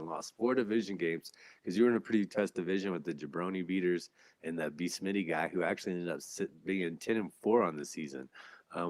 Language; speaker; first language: English; native; English